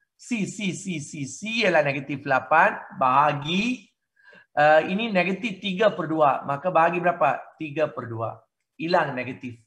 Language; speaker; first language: Malay; native; Malay